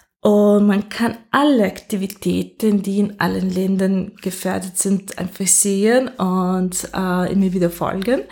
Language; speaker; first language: German; non-native, fluent; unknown